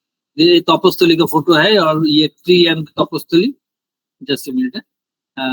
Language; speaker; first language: Hindi; non-native, local second language; Bangla